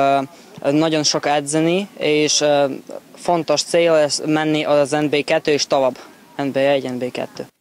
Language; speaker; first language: Hungarian; non-native, learner; Ukrainian